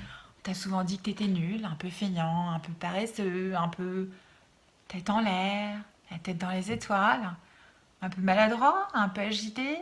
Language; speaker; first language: French; native; French